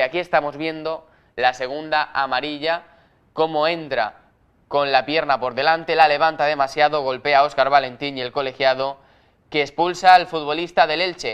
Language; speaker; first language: Spanish; native; Spanish